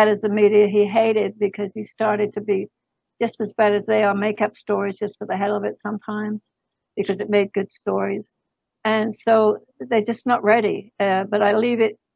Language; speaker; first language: English; native; English